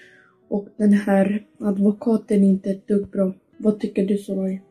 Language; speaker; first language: Swedish; early bilingual, other home language; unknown